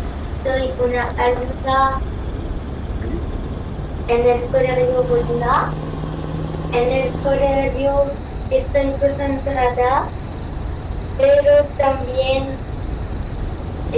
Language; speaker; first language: Spanish; non-native, learner; French